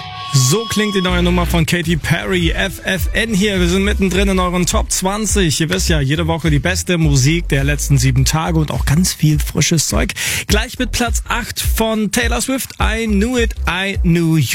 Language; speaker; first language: German; native; German